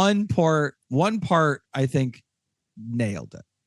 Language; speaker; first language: English; native; English